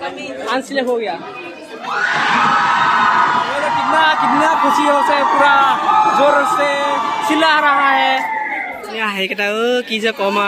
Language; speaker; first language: Hindi; non-native, local second language; Assamese